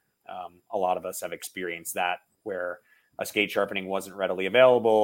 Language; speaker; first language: English; native; English